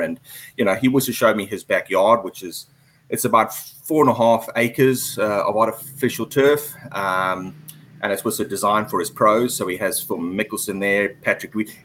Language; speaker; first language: English; native; English